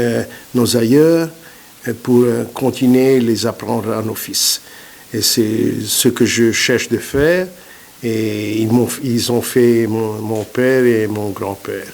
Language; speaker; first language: French; non-native, fluent; Italian